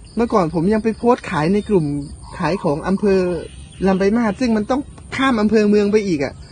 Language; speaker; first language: Thai; native; Thai